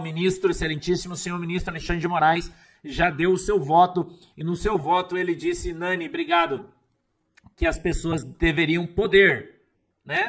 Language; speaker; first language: Portuguese; native; Portuguese